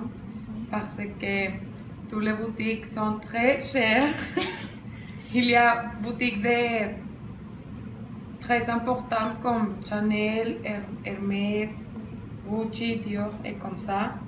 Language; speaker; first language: French; non-native, learner; Spanish